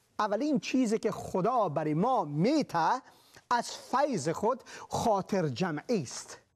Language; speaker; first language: Persian; native; Persian